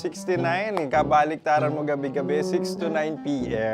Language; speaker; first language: Filipino; native; Filipino